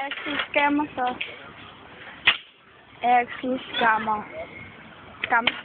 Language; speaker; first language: Danish; native; Danish